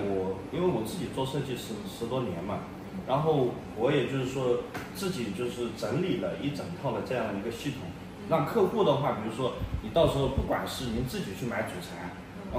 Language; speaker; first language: Chinese; native; Chinese